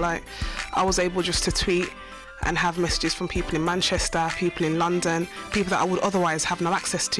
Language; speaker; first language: English; native; English